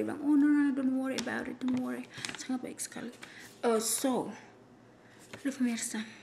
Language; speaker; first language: English; non-native, fluent; Indonesian